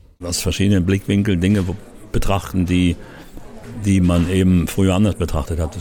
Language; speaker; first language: German; native; German